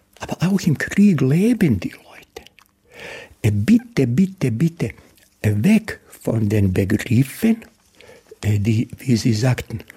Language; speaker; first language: German; non-native, fluent; Bosnian